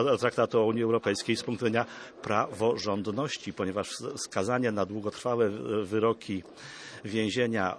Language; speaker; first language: Polish; native; Polish